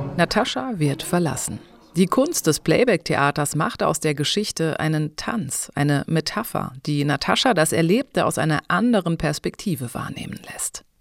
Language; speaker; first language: German; native; German